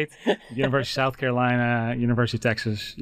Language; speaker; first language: English; non-native, fluent; Dutch